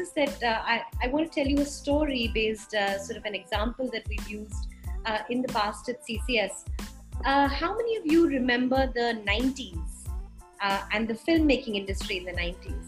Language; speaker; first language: English; non-native, local second language; Hindi